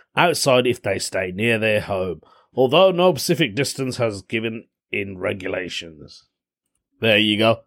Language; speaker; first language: English; native; English